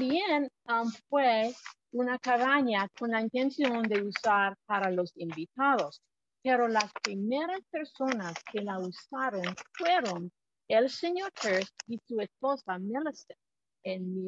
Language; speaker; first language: Spanish; non-native, fluent; English